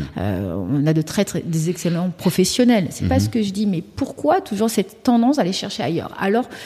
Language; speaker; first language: French; early bilingual, other home language; Kabuverdianu